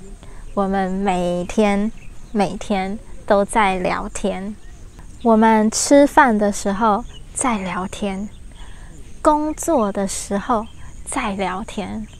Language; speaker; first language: Chinese; non-native, learner; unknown